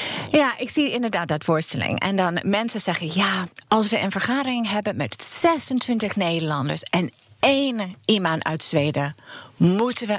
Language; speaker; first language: Dutch; non-native, fluent; English